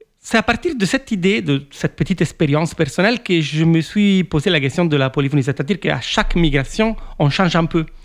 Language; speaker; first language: French; non-native, fluent; Italian